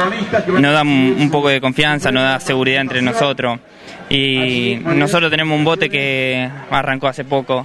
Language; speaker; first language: Spanish; native; Spanish